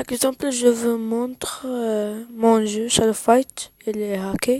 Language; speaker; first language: French; non-native, learner; Arabic